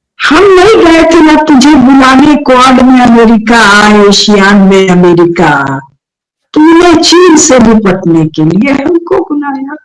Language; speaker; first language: Hindi; native; Hindi